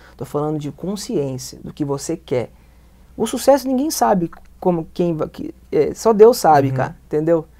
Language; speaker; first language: Portuguese; native; Portuguese